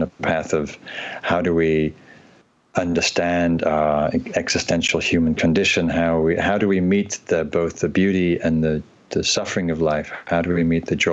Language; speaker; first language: English; native; English